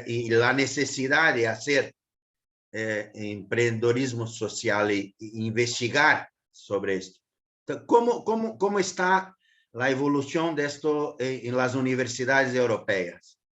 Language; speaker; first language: Spanish; non-native, learner; Portuguese